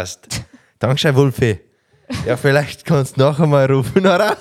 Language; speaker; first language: German; non-native, learner; English